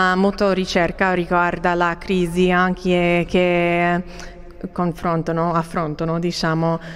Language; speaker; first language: Italian; non-native, fluent; English